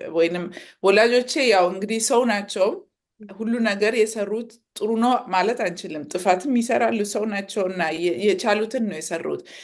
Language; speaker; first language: Amharic; early bilingual, heritage; Amharic